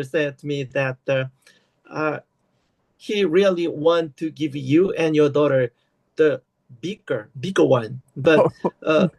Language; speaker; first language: English; non-native, learner; Korean